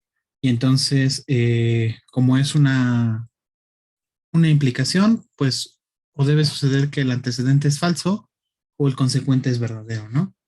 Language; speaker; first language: Spanish; native; Spanish